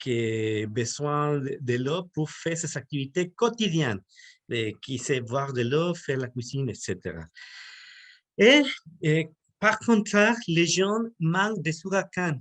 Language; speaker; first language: French; non-native, learner; Spanish